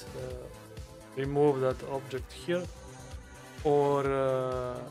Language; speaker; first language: English; non-native, learner; Croatian